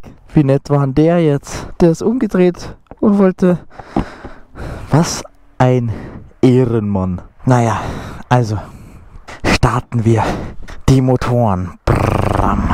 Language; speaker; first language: German; native; German